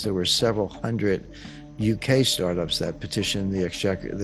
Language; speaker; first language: English; native; English